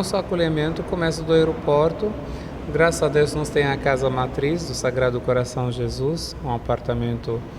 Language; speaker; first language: Portuguese; non-native, fluent; Arabic